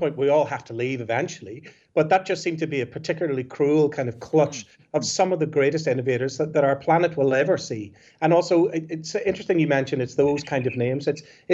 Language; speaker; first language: English; native; English